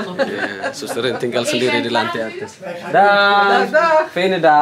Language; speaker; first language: Dutch; non-native, learner; Indonesian